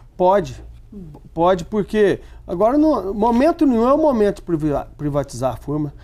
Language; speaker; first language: Portuguese; native; Portuguese